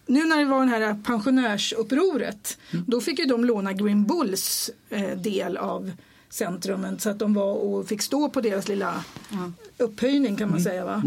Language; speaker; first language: Swedish; native; Swedish